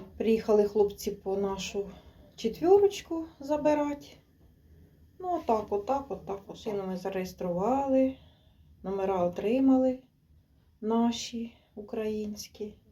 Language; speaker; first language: Ukrainian; native; Ukrainian